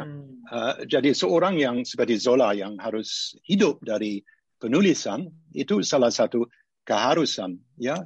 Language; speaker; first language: Indonesian; non-native, fluent; English